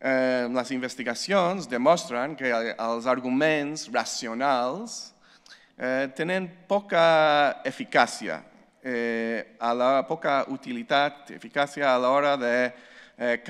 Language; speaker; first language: Catalan; non-native, fluent; English